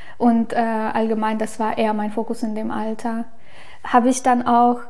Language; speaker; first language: German; early bilingual, other home language; Ukrainian